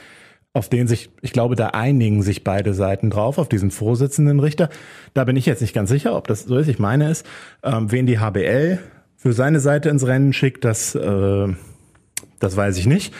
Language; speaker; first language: German; native; German